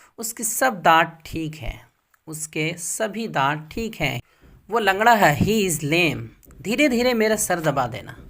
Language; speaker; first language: Urdu; native; Urdu